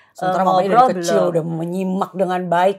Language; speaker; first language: Indonesian; native; Indonesian